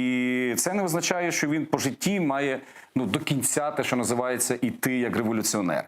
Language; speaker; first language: Ukrainian; native; Ukrainian